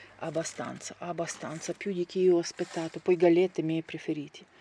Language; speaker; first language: Italian; non-native, learner; Ukrainian